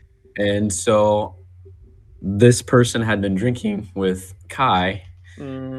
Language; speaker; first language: English; native; English